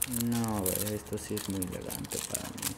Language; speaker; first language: Spanish; early bilingual, heritage; Spanish